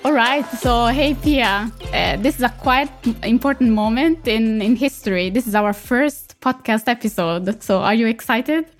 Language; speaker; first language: English; non-native, fluent; Italian